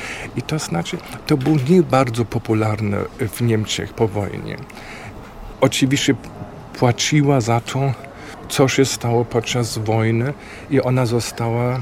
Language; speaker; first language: Polish; non-native, learner; German